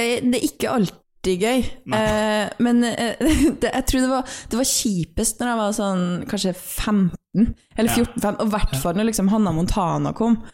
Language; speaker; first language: Norwegian; native; Norwegian